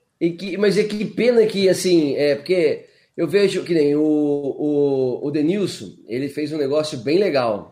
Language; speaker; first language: Portuguese; native; Portuguese